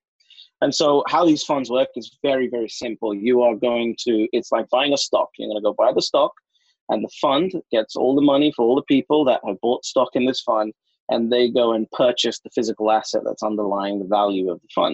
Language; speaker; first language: English; native; English